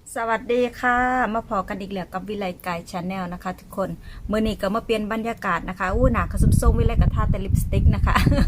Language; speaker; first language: Thai; native; Thai